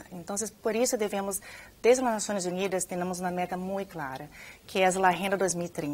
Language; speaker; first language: Spanish; non-native, fluent; Portuguese